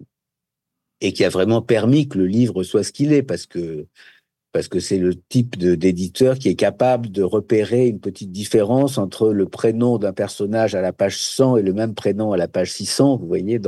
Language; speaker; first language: French; native; French